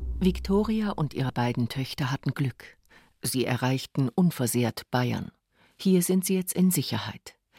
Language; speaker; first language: German; native; German